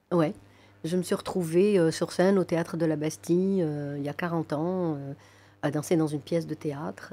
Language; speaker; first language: French; non-native, local second language; Arabic